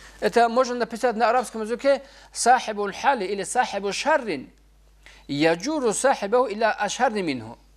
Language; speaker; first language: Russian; non-native, local second language; Avaric